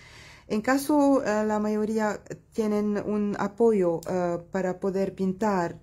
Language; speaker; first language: Spanish; non-native, fluent; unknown